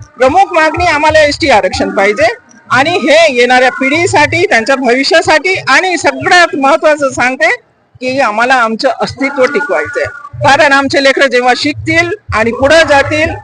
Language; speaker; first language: Marathi; non-native, local second language; Lambadi